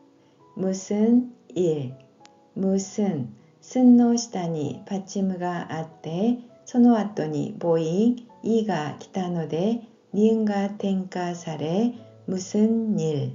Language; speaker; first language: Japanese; non-native, fluent; Korean